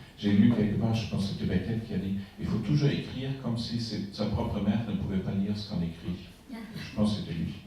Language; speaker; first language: French; non-native, fluent; German